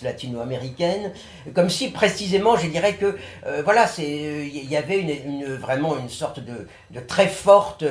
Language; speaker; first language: French; native; French